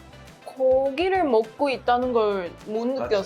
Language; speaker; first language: Korean; non-native, fluent; Chinese